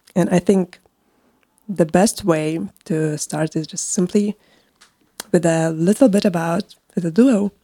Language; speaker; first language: English; non-native, fluent; Lithuanian